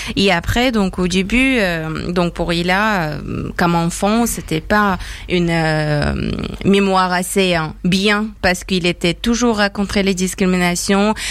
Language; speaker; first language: French; non-native, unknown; Persian